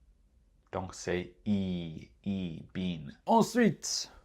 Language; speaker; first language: French; non-native, fluent; English